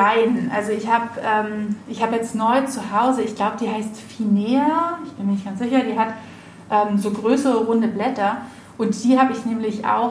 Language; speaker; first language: German; native; German